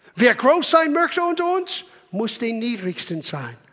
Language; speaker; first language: German; non-native, fluent; English